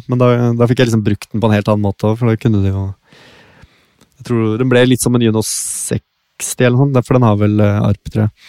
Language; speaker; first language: Norwegian; native; Norwegian